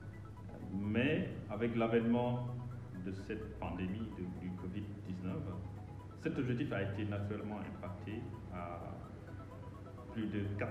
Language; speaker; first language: French; non-native, local second language; Wolof